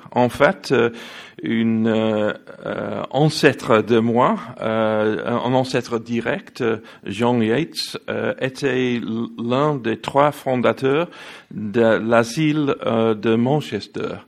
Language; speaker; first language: French; non-native, learner; English